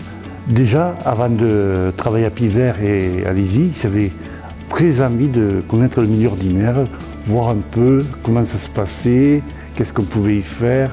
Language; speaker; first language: French; native; French